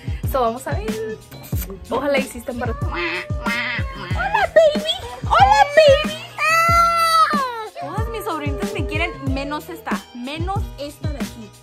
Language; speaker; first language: Spanish; early bilingual, heritage; Spanish